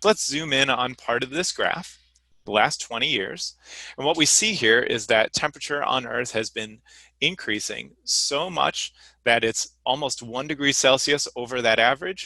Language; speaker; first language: English; native; English